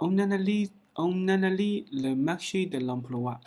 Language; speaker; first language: French; non-native, learner; Chinese